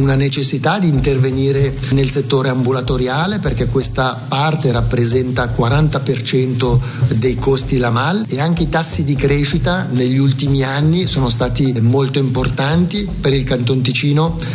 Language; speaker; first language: Italian; native; Italian